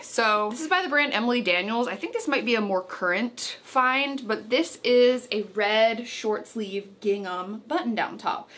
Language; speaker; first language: English; native; English